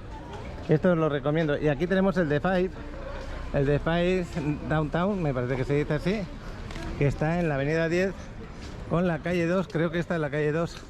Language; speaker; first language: Spanish; native; Spanish